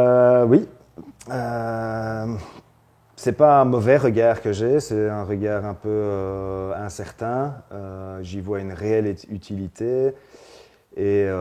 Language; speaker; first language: French; native; French